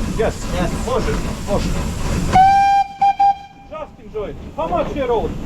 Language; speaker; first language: English; non-native, learner; Bosnian